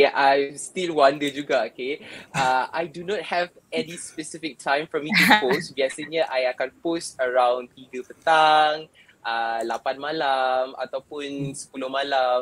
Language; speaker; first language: English; non-native, local second language; Malay